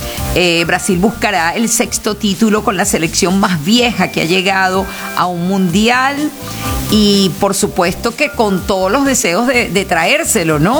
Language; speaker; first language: Spanish; native; Spanish